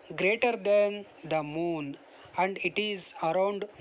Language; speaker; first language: English; non-native, local second language; Kannada